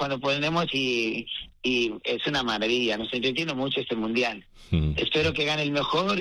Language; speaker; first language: Spanish; native; Spanish